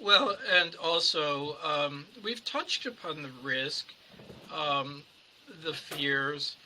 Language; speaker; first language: English; native; English